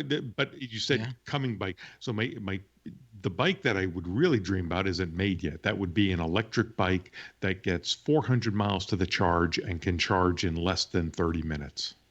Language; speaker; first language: English; native; English